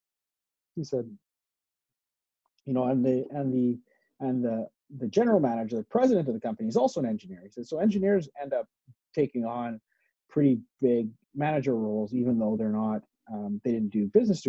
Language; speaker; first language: English; native; English